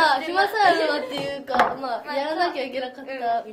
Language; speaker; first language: Japanese; native; Japanese